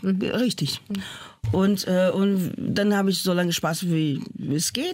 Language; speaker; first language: German; non-native, fluent; Portuguese